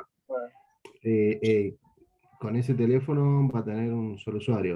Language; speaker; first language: Spanish; native; Spanish